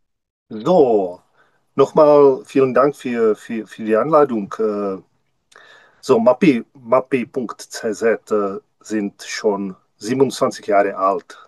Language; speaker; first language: German; non-native, learner; Czech